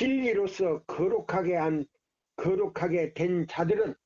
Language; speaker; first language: Korean; native; Korean